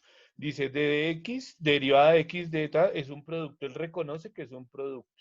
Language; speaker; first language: Spanish; native; Spanish